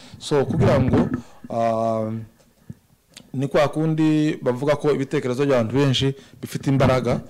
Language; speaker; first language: Kinyarwanda; native; Kinyarwanda